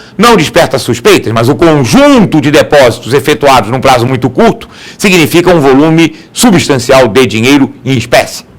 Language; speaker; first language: Portuguese; native; Portuguese